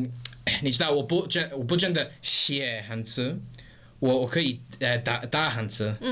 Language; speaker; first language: Chinese; non-native, learner; English